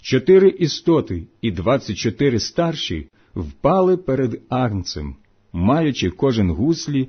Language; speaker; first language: Ukrainian; native; Ukrainian